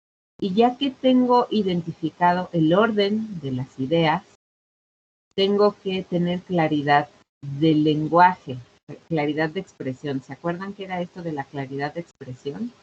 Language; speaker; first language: Spanish; native; Spanish